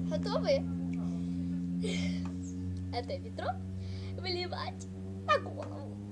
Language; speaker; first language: Russian; non-native, local second language; Ukrainian